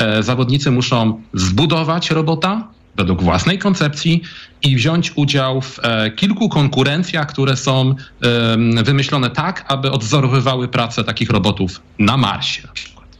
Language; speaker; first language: Polish; native; Polish